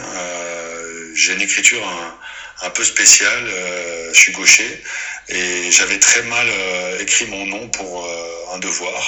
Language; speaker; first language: French; native; French